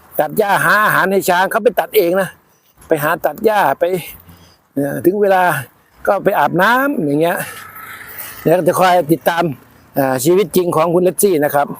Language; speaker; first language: Thai; native; Thai